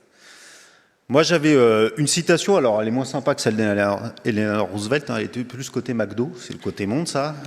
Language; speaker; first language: French; native; French